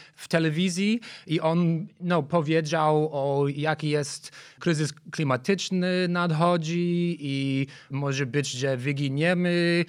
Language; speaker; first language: Polish; non-native, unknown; English